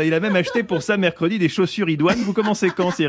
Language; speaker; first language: French; native; French